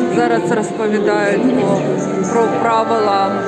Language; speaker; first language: Ukrainian; native; Ukrainian